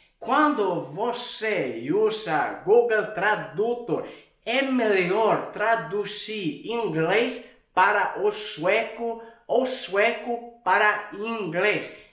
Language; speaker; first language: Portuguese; non-native, fluent; Swedish